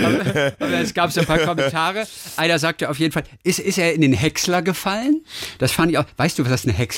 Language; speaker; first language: German; native; German